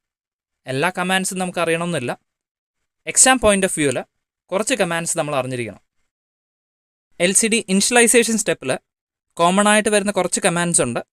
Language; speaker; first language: Malayalam; native; Malayalam